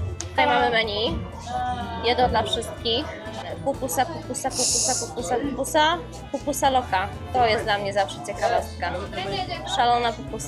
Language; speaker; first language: Polish; native; Polish